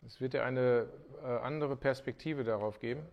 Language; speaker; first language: German; native; German